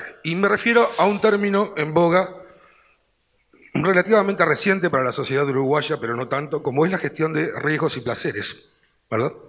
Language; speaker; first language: Spanish; native; Spanish